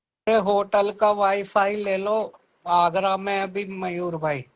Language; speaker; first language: Hindi; native; Hindi